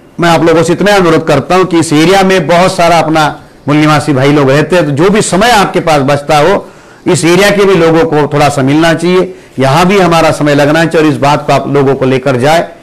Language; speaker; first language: Hindi; non-native, local second language; Marathi